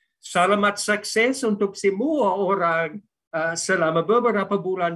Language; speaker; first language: Indonesian; non-native, fluent; English